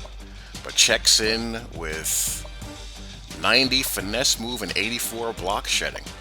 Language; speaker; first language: English; native; English